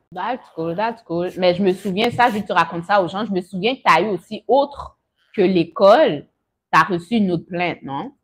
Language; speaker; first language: French; early bilingual, other home language; Haitian Creole